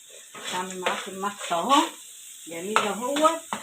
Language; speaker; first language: Arabic; native; Arabic